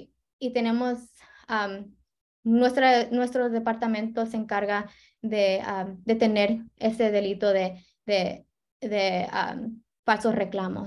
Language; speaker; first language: Spanish; early bilingual, heritage; Spanish